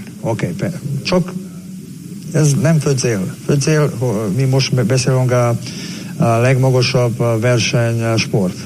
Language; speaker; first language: Hungarian; non-native, learner; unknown